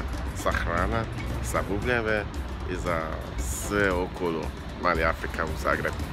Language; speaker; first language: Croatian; non-native, learner; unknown